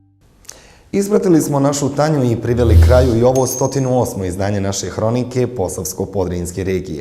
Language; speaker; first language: Bosnian; native; Bosnian